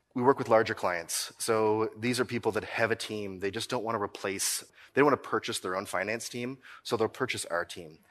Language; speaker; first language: English; native; English